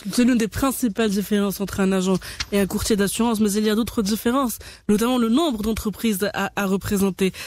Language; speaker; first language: French; non-native, local second language; Arabic